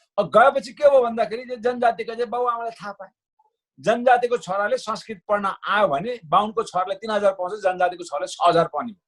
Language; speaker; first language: Nepali; non-native, local second language; Sherpa